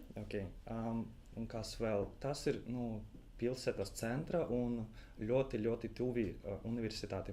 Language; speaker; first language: Latvian; non-native, local second language; Russian